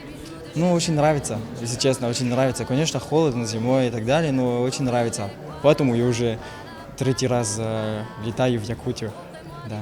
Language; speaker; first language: Russian; non-native, learner; French